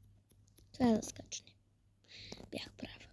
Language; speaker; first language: Bulgarian; early bilingual, heritage; Bulgarian